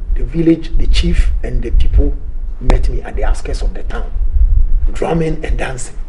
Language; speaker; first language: English; non-native, local second language; Akan